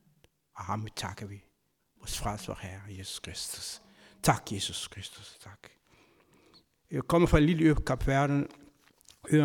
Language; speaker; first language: Danish; non-native, fluent; Kabuverdianu